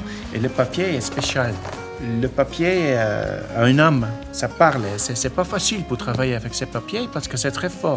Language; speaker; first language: French; non-native, learner; Dutch